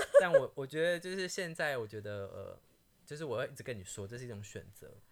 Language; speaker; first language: Chinese; native; Chinese